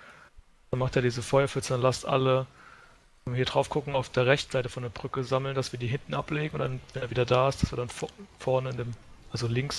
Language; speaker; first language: German; native; German